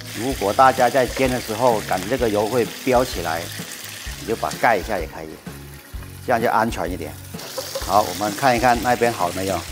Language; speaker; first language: Chinese; native; Chinese